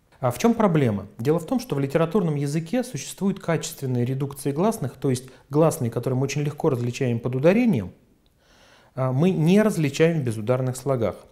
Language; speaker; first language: Russian; native; Russian